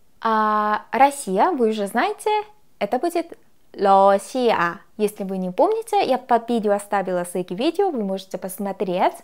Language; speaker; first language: Russian; non-native, fluent; Korean